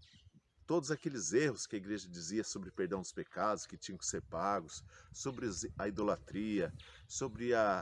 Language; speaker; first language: Portuguese; native; Portuguese